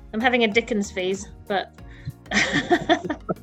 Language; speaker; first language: English; native; English